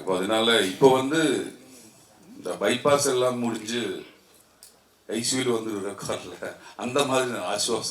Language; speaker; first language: Tamil; non-native, learner; Malayalam